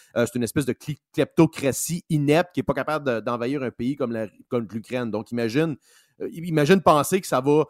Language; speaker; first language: French; native; French